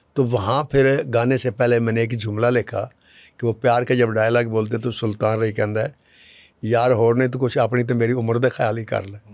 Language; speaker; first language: Urdu; non-native, local second language; Punjabi